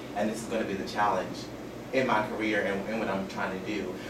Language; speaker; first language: English; native; English